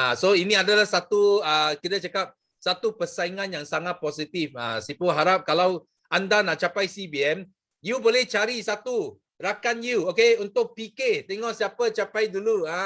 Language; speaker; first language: Malay; non-native, local second language; Chinese